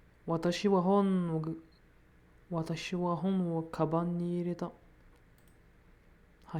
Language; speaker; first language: Japanese; non-native, learner; English